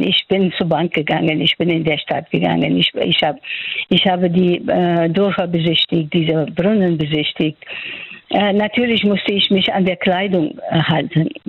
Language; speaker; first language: German; non-native, fluent; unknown